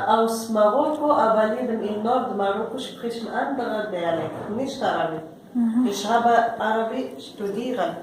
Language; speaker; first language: German; non-native, learner; Arabic